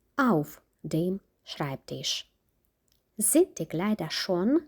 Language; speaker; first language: German; non-native, fluent; Ukrainian